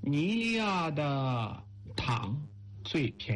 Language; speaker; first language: Chinese; non-native, learner; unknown